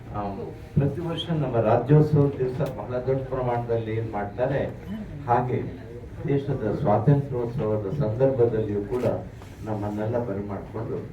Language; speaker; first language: Kannada; native; Kannada